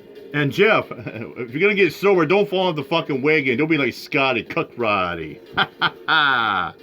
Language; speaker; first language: English; native; English